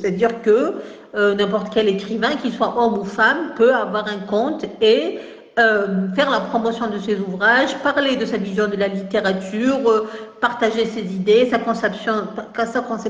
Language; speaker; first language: French; non-native, local second language; Kabyle